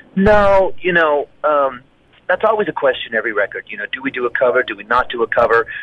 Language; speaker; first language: English; native; English